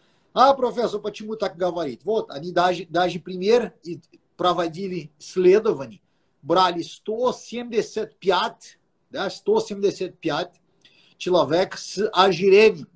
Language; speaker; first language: Russian; non-native, fluent; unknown